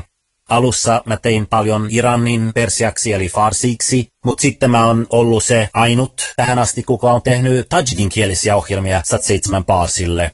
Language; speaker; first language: Finnish; early bilingual, other home language; Persian